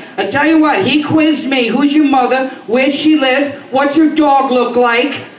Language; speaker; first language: English; native; English